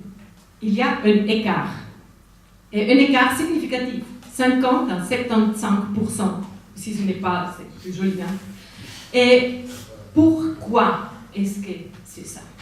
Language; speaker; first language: French; non-native, fluent; Spanish